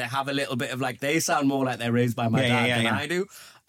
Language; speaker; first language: English; native; English